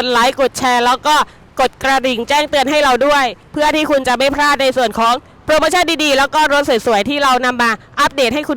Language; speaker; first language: Thai; native; Thai